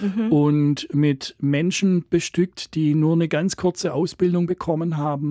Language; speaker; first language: German; native; German